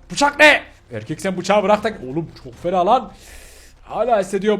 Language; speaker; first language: Turkish; native; Turkish